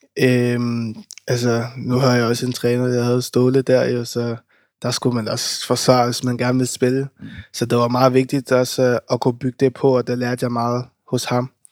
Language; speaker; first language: Danish; early bilingual, other home language; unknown